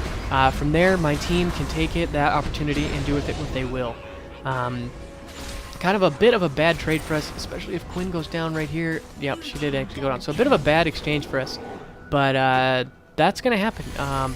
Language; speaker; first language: English; native; English